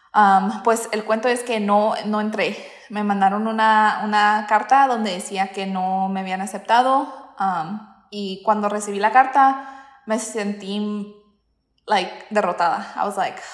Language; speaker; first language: Spanish; early bilingual, heritage; Spanish